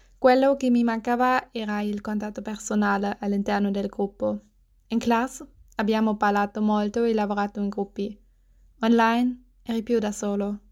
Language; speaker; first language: Italian; non-native, learner; German